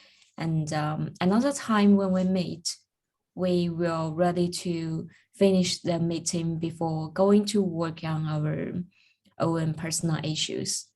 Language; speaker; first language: English; non-native, learner; Chinese